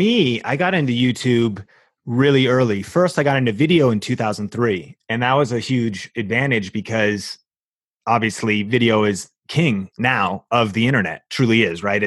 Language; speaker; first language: English; native; English